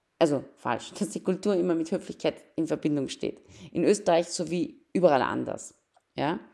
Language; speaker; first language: German; early bilingual, other home language; Persian